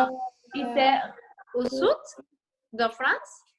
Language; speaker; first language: French; non-native, learner; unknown